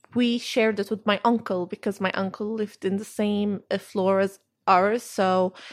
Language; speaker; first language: English; non-native, fluent; Arabic